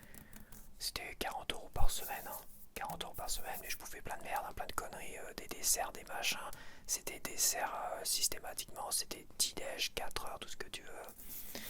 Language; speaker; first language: French; native; French